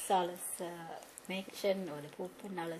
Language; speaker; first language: German; non-native, learner; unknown